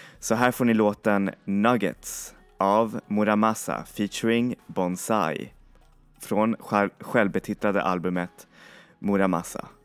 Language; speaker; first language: Swedish; non-native, fluent; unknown